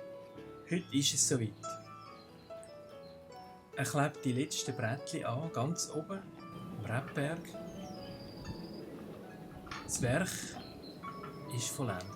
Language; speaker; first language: German; native; German